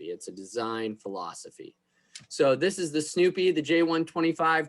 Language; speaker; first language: English; native; English